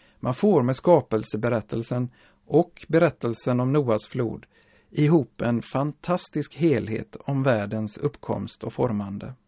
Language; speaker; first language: Swedish; native; Swedish